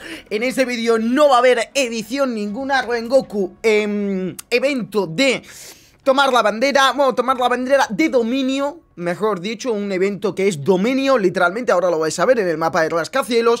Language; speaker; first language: Spanish; native; Spanish